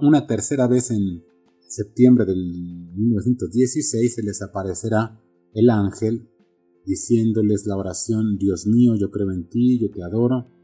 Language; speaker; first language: Spanish; native; Spanish